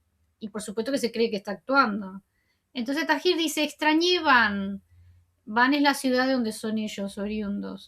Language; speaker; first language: Spanish; native; Spanish